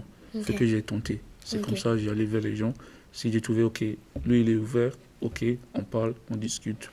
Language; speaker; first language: French; non-native, learner; English